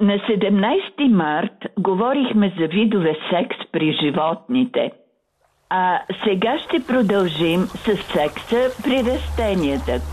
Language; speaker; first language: Bulgarian; native; Bulgarian